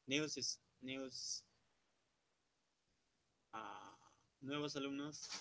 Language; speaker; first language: English; non-native, learner; Spanish